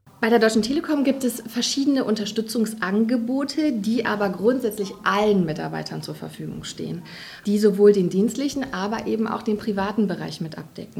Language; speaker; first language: German; native; German